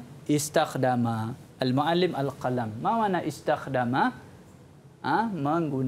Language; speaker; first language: Arabic; non-native, fluent; Malay